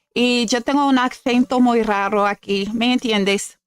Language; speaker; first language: Spanish; non-native, learner; English